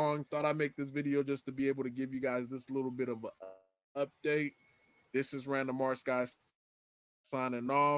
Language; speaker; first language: English; native; English